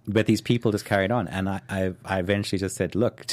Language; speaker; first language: English; native; English